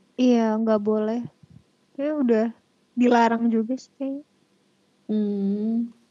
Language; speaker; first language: Indonesian; native; Indonesian